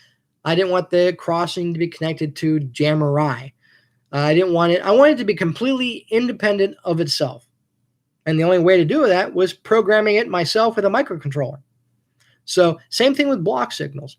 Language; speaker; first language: English; native; English